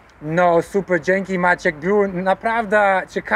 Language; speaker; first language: Polish; non-native, fluent; English